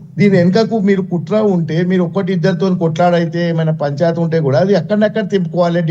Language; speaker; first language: Telugu; non-native, local second language; Gujarati